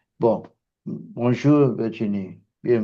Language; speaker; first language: French; non-native, fluent; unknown